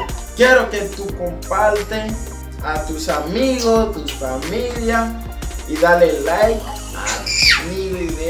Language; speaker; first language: Spanish; non-native, learner; Haitian Creole